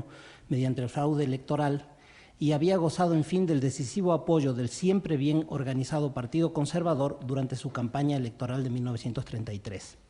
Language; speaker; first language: Spanish; native; Spanish